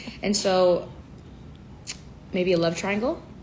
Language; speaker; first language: English; native; English